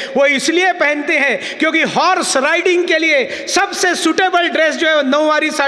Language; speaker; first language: Hindi; non-native, local second language; Marathi